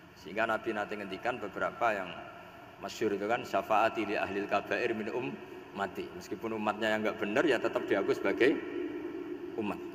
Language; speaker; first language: Indonesian; non-native, local second language; Javanese